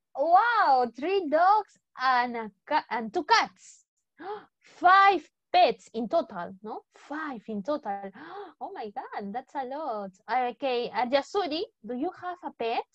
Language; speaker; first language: English; non-native, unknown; Spanish